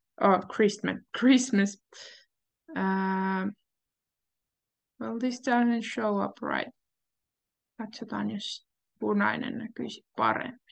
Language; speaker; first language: Finnish; native; Finnish